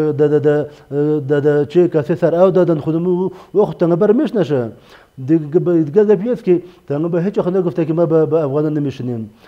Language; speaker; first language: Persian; non-native, local second language; Pashto